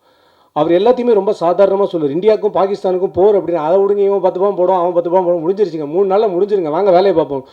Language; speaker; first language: Tamil; native; Tamil